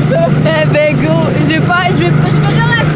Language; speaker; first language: French; native; French